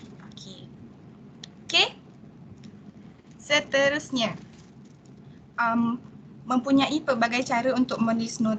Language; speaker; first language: Malay; native; Malay